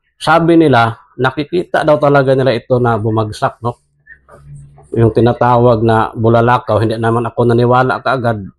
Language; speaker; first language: Filipino; non-native, local second language; Cebuano